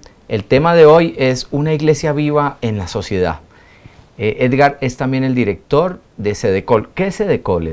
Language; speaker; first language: Spanish; native; Spanish